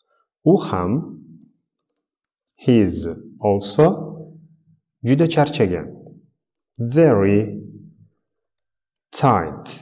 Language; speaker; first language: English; non-native, fluent; Uzbek